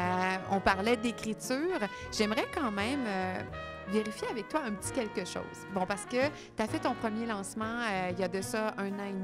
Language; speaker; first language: French; native; French